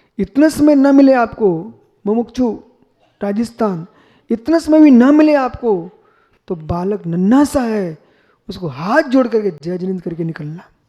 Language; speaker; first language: Hindi; native; Hindi